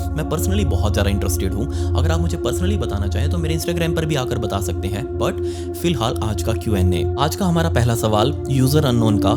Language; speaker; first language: Hindi; native; Hindi